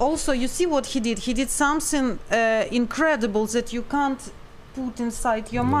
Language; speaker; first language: English; non-native, learner; Ukrainian